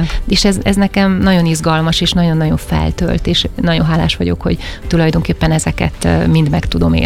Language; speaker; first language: Hungarian; native; Hungarian